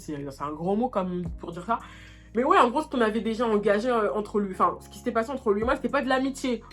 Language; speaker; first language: French; native; French